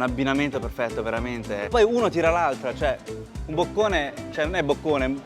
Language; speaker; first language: Italian; early bilingual, other home language; Chinese